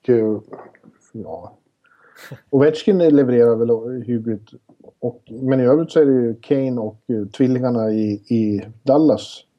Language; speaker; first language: Swedish; native; Swedish